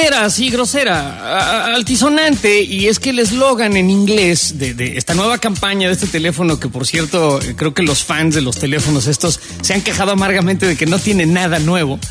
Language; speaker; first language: Spanish; native; Spanish